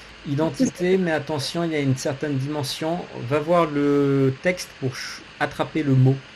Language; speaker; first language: French; native; French